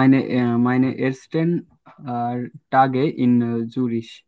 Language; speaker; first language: German; non-native, learner; Bangla